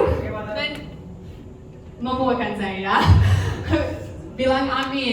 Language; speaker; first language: Indonesian; non-native, fluent; English